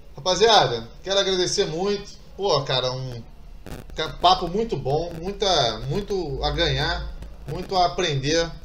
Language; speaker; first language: Portuguese; native; Portuguese